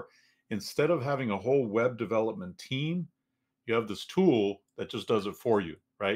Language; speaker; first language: English; native; English